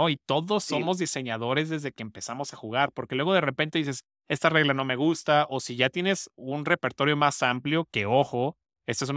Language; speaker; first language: Spanish; native; Spanish